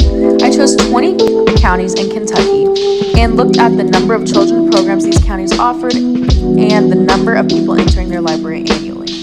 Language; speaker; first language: English; native; English